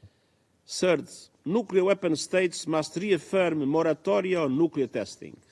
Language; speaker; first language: English; non-native, fluent; Portuguese